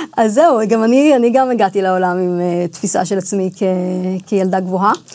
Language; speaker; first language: Hebrew; early bilingual, other home language; English